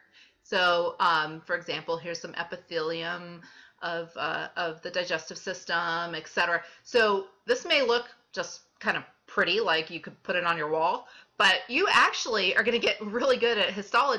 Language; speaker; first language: English; native; English